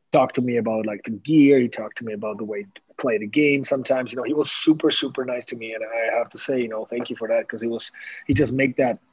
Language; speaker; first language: English; non-native, fluent; Slovak